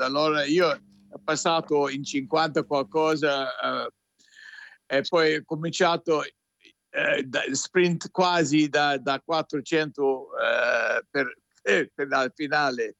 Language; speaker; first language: Italian; non-native, fluent; English